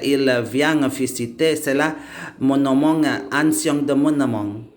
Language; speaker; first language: French; non-native, learner; Indonesian